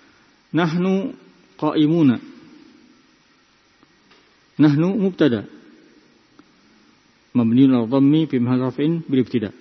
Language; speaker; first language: Arabic; non-native, fluent; Indonesian